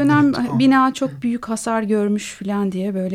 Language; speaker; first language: Turkish; native; Turkish